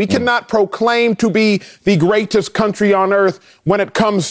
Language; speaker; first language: English; native; English